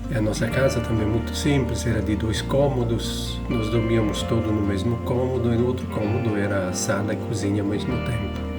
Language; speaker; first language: Portuguese; non-native, fluent; Italian